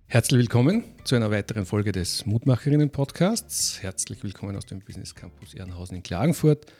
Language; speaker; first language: German; native; German